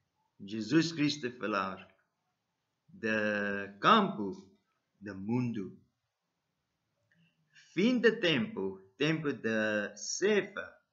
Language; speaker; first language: Portuguese; non-native, learner; English